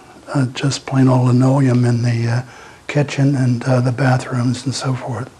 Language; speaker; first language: English; native; English